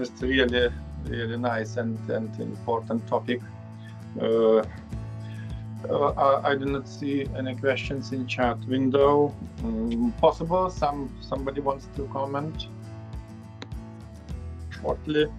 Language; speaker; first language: English; non-native, fluent; Lithuanian